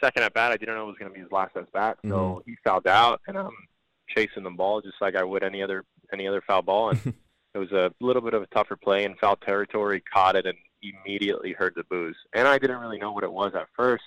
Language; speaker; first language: English; early bilingual, other home language; Spanish